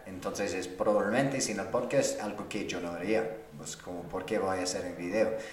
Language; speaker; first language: Spanish; non-native, fluent; English